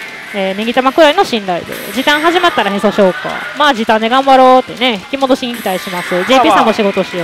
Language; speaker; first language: Japanese; native; Japanese